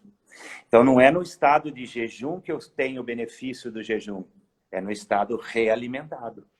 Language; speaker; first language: Portuguese; native; Portuguese